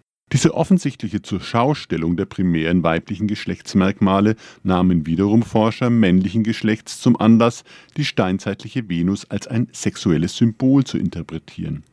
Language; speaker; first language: German; native; German